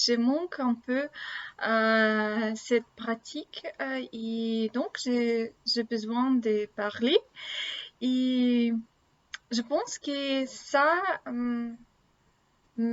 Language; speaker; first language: French; non-native, learner; Russian